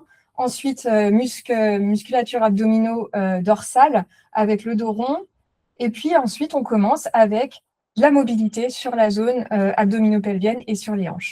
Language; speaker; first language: French; native; French